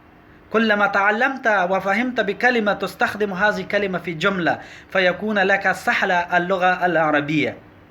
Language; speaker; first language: Arabic; non-native, learner; Pashto